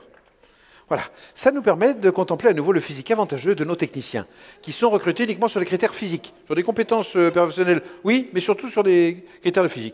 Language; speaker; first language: French; native; French